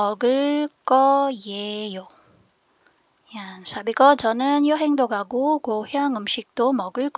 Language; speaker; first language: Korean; non-native, fluent; Filipino